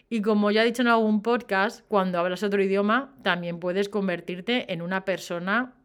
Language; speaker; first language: Spanish; native; Spanish